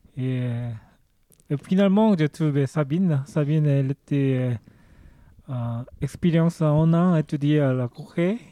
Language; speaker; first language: French; non-native, learner; Korean